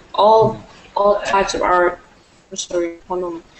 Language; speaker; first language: English; non-native, fluent; Vietnamese